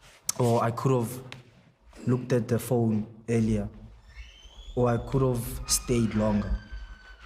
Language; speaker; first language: English; non-native, local second language; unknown